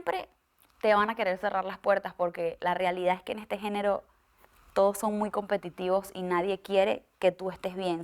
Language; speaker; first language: Spanish; native; Spanish